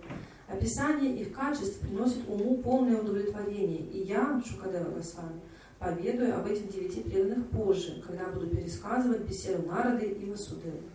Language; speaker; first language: Russian; native; Russian